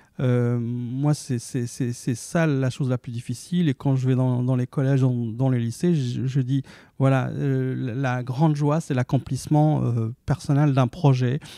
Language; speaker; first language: French; early bilingual, other home language; Arabic